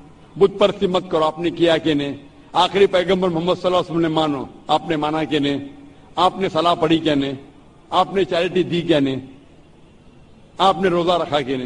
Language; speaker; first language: Hindi; non-native, local second language; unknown